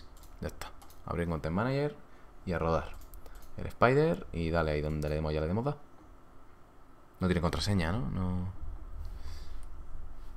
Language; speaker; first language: Spanish; native; Spanish